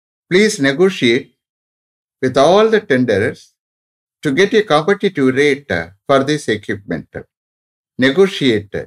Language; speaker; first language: English; non-native, local second language; Tamil